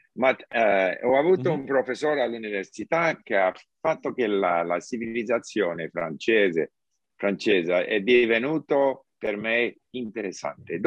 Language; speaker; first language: Italian; non-native, learner; English